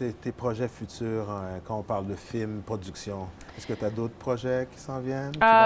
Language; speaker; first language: French; native; French